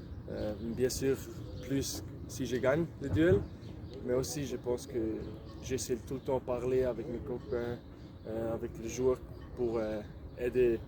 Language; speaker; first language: French; non-native, local second language; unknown